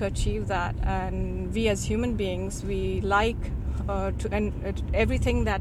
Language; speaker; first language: English; non-native, local second language; Tamil